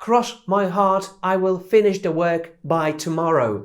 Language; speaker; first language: English; non-native, fluent; Polish